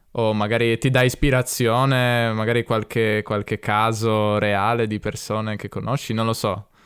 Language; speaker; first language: Italian; native; Italian